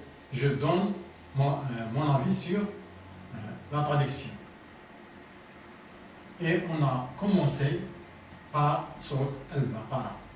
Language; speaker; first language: French; non-native, fluent; Arabic